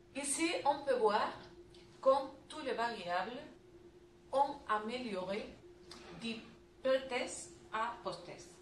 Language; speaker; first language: French; non-native, learner; Spanish